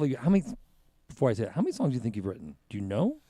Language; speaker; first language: English; native; English